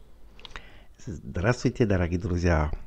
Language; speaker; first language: Russian; non-native, learner; French